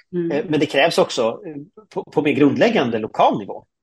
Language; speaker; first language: Swedish; native; Swedish